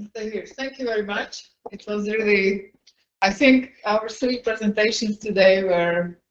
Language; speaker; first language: English; non-native, fluent; Slovak